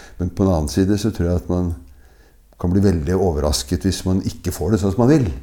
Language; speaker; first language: Norwegian; native; Norwegian